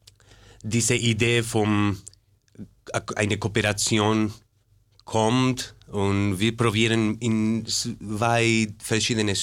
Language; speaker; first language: German; non-native, learner; Spanish